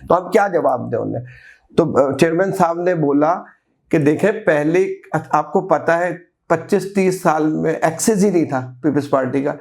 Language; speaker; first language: Urdu; native; Urdu